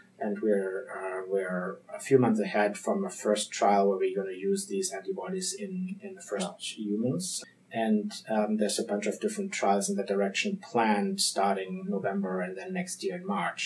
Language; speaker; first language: English; non-native, fluent; German